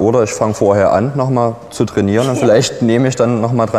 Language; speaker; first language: German; native; German